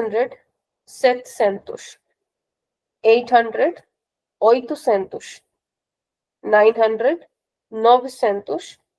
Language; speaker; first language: Portuguese; non-native, fluent; Hindi